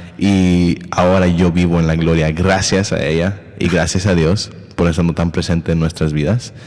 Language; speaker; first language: Spanish; early bilingual, heritage; Spanish